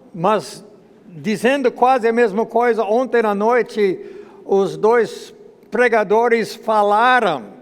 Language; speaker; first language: Portuguese; non-native, fluent; English